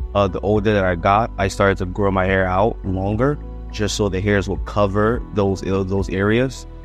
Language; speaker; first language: English; non-native, local second language; Yoruba